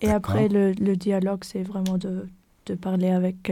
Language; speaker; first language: French; non-native, learner; German